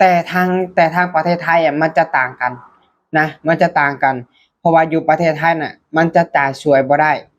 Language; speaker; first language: Thai; non-native, local second language; Lao